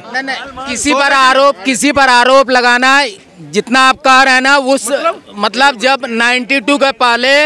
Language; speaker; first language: Hindi; native; Hindi